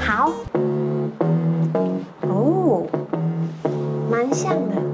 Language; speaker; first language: Chinese; native; Chinese